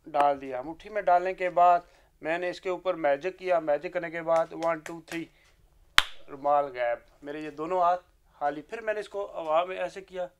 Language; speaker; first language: Urdu; non-native, local second language; Punjabi